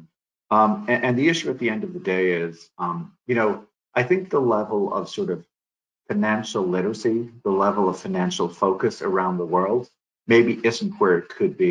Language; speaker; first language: English; native; English